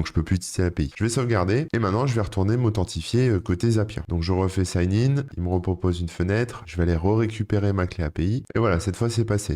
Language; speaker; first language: French; native; French